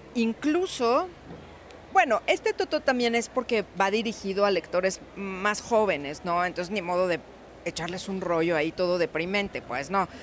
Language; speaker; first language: Spanish; native; Spanish